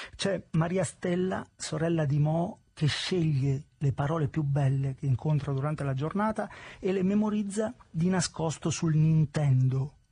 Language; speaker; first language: Italian; native; Italian